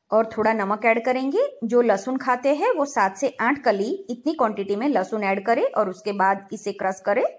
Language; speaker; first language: Hindi; non-native, local second language; Gujarati